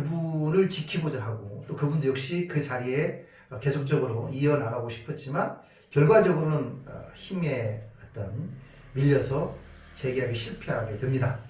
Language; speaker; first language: Korean; native; Korean